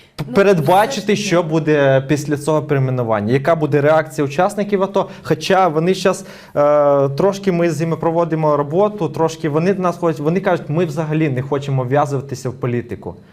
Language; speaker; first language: Ukrainian; native; Ukrainian